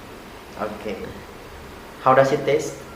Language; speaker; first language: English; non-native, fluent; Indonesian